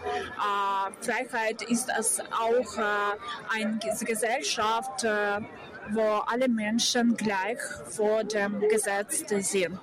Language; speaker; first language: German; non-native, fluent; Ukrainian